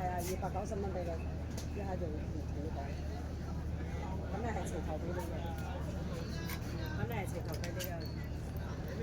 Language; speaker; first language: Cantonese; native; Cantonese